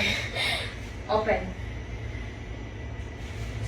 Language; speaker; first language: Filipino; native; Filipino